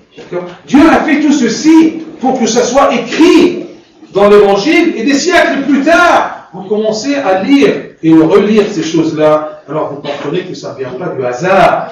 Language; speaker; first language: French; non-native, fluent; Arabic